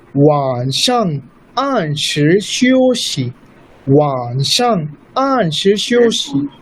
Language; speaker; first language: Chinese; non-native, fluent; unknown